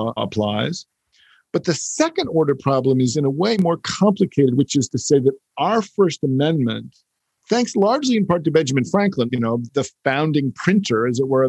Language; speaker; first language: English; native; English